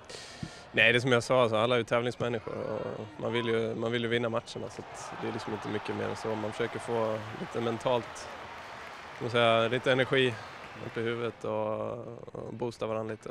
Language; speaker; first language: Swedish; native; Swedish